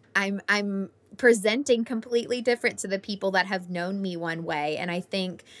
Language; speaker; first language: English; native; English